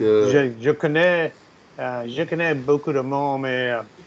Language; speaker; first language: French; non-native, learner; English